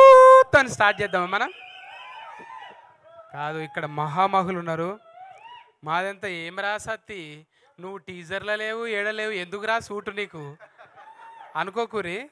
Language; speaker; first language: Telugu; native; Telugu